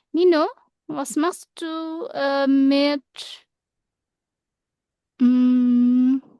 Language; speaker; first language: German; non-native, fluent; Indonesian